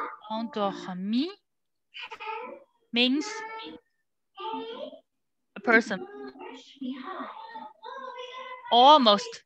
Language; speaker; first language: English; non-native, learner; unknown